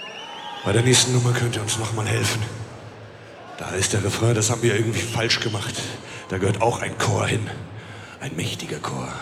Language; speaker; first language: German; native; German